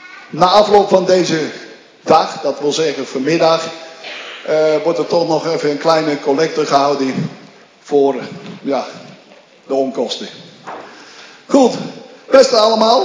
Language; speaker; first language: Dutch; native; Dutch